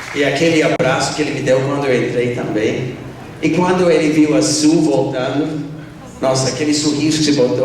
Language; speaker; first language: Portuguese; non-native, fluent; English